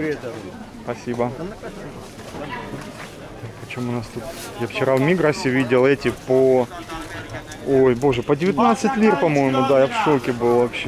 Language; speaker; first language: Russian; native; Russian